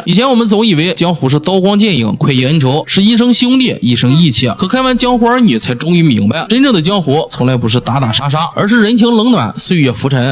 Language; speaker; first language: Chinese; native; Chinese